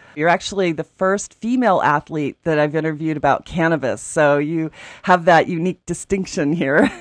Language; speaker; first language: English; native; English